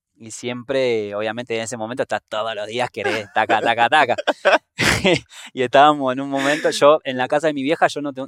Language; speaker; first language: Spanish; native; Spanish